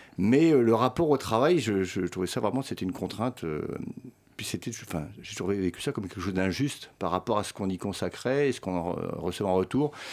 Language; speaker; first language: French; early bilingual, other home language; Swedish